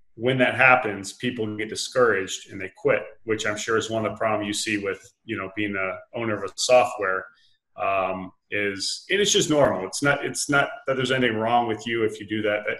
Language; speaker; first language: English; native; English